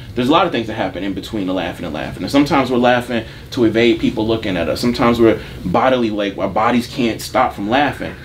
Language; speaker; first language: English; native; English